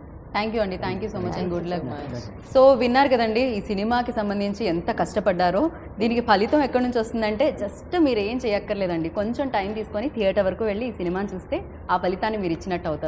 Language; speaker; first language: Telugu; native; Telugu